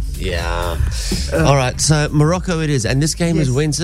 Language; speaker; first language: English; native; English